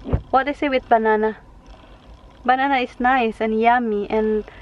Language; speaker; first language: English; non-native, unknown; Indonesian